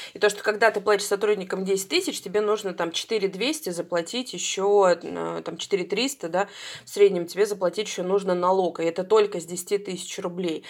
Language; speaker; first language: Russian; native; Russian